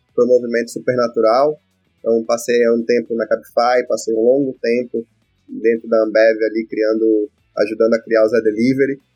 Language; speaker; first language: Portuguese; native; Portuguese